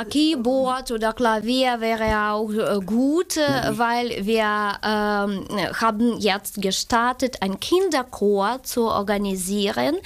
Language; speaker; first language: German; non-native, fluent; Ukrainian